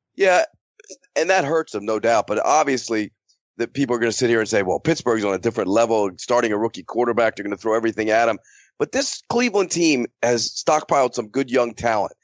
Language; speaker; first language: English; native; English